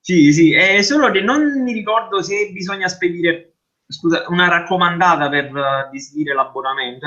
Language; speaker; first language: Italian; native; Italian